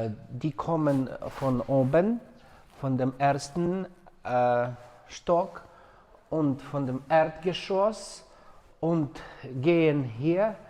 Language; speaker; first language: German; non-native, fluent; Ukrainian